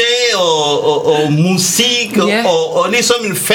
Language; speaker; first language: Danish; non-native, fluent; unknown